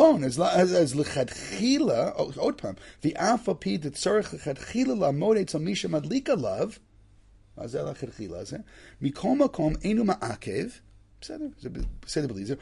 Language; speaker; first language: Hebrew; non-native, fluent; English